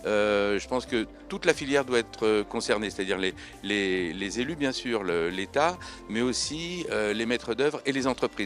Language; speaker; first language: French; native; French